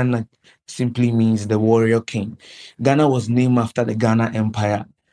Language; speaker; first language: English; non-native, local second language; Akan